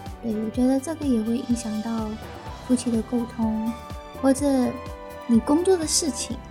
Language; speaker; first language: Chinese; early bilingual, heritage; Chinese